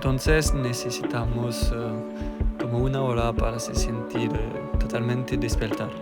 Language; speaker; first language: Spanish; non-native, learner; French